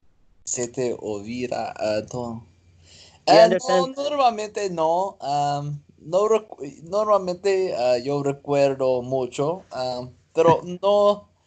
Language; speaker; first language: Spanish; non-native, learner; English